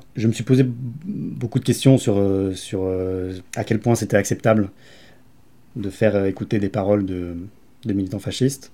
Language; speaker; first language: French; native; French